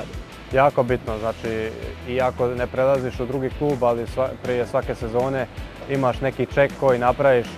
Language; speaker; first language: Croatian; early bilingual, heritage; Croatian